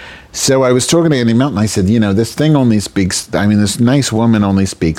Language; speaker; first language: English; native; English